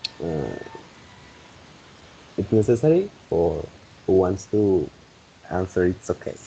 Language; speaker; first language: English; non-native, fluent; Spanish